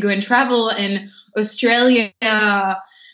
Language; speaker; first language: English; non-native, fluent; French